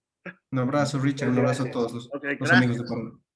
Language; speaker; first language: Spanish; native; Spanish